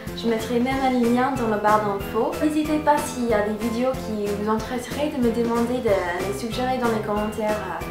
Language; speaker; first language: French; non-native, fluent; English